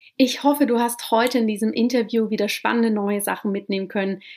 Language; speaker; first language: German; native; German